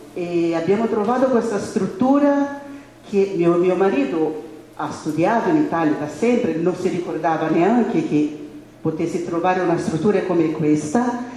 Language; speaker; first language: Italian; non-native, fluent; Spanish